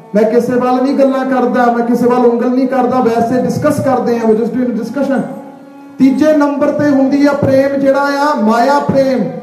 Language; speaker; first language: Punjabi; early bilingual, heritage; Punjabi